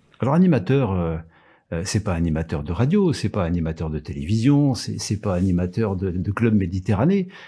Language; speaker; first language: French; native; French